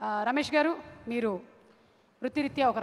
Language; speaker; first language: Telugu; native; Telugu